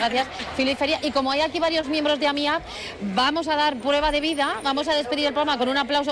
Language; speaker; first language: Spanish; native; Spanish